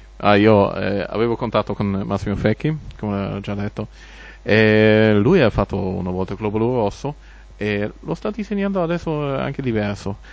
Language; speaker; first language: Italian; non-native, fluent; German